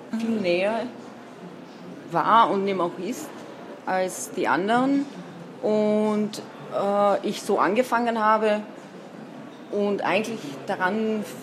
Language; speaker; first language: German; non-native, local second language; Slovenian